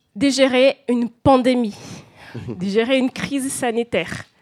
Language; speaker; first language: French; non-native, fluent; Portuguese